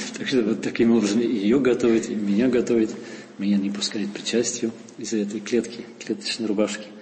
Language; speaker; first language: Russian; non-native, fluent; Dutch